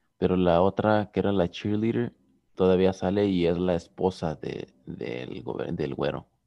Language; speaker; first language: Spanish; early bilingual, heritage; Spanish